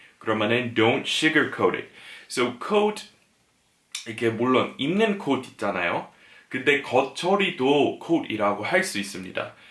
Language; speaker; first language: Korean; non-native, fluent; English